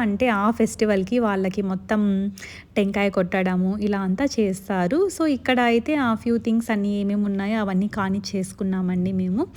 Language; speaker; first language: Telugu; non-native, local second language; Lambadi